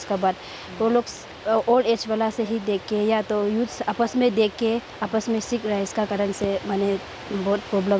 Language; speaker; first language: Hindi; non-native, local second language; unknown